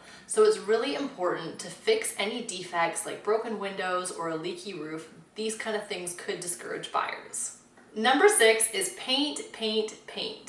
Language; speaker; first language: English; native; English